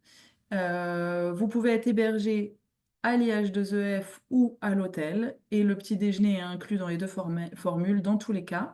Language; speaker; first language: French; native; French